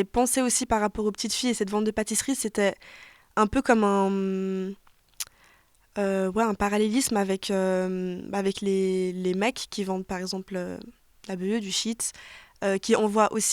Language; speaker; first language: French; native; French